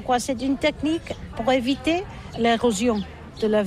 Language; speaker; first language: French; non-native, learner; Catalan